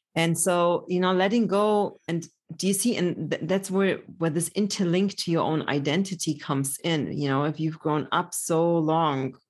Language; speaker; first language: English; early bilingual, other home language; Polish